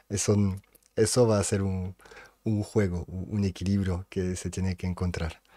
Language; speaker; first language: Spanish; non-native, fluent; French